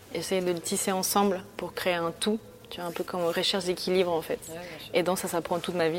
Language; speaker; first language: French; early bilingual, other home language; Spanish